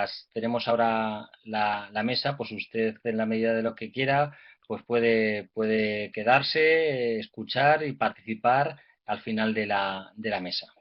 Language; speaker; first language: Spanish; native; Spanish